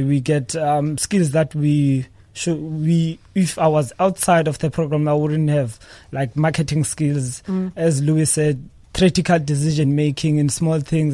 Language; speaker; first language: English; non-native, local second language; Xhosa